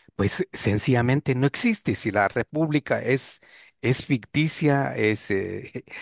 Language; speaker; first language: Spanish; non-native, local second language; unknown